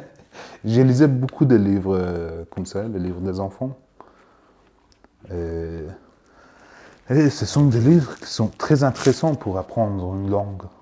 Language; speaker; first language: French; non-native, learner; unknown